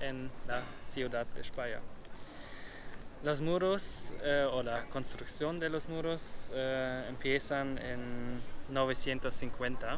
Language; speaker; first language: Spanish; non-native, learner; German